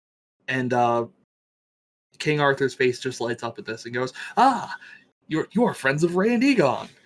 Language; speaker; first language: English; native; English